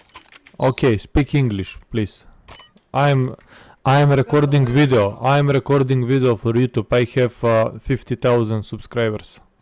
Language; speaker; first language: English; non-native, learner; Macedonian